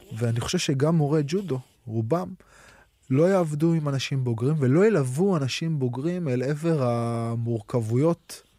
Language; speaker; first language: Hebrew; native; Hebrew